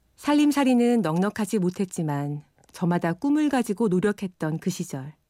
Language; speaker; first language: Korean; native; Korean